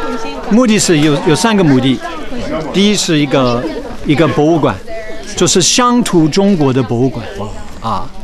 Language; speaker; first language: Chinese; non-native, fluent; English